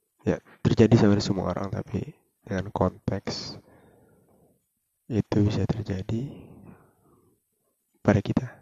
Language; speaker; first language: Indonesian; native; Indonesian